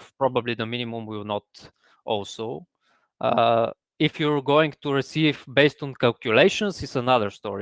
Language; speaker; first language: English; non-native, fluent; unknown